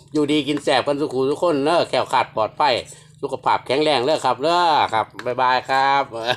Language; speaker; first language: Thai; native; Thai